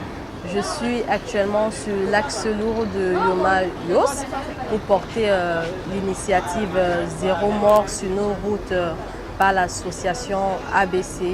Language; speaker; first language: French; native; French